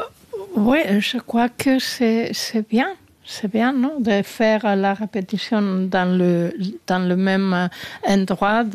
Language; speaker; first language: French; non-native, learner; Spanish